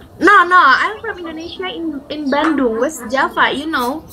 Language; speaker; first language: English; non-native, learner; Indonesian